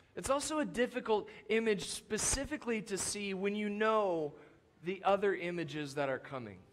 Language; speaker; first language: English; native; English